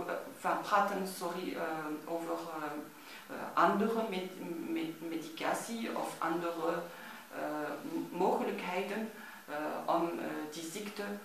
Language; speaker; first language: Dutch; non-native, learner; French